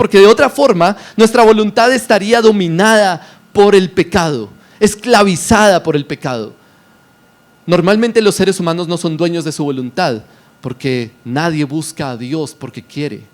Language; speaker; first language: Spanish; native; Spanish